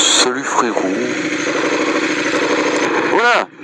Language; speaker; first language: French; native; French